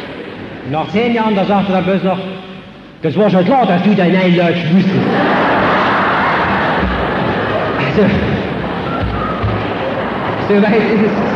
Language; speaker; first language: German; native; German